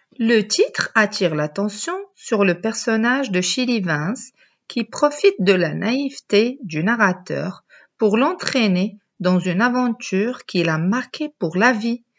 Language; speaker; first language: French; non-native, local second language; Arabic